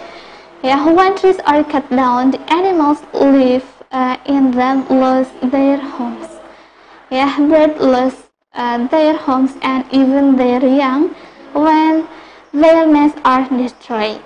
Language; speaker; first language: English; non-native, local second language; Indonesian